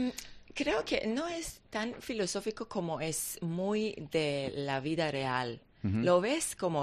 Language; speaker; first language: Spanish; non-native, learner; Hebrew